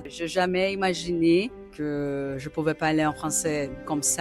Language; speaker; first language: French; non-native, learner; Portuguese